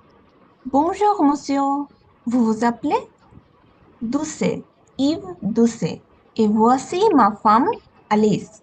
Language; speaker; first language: French; non-native, learner; Bangla